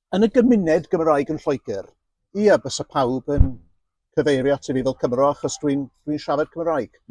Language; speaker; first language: Welsh; early bilingual, heritage; Welsh